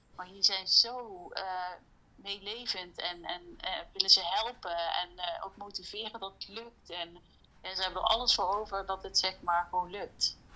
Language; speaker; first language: Dutch; native; Dutch